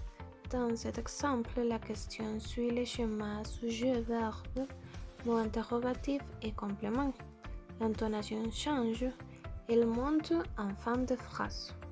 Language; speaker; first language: French; non-native, learner; Spanish